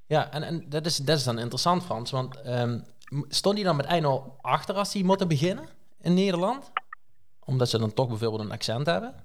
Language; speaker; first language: Dutch; native; Dutch